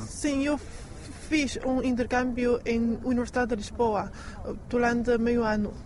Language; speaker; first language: Portuguese; non-native, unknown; Chinese